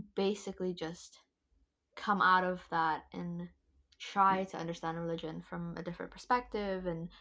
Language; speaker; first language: English; non-native, fluent; Indonesian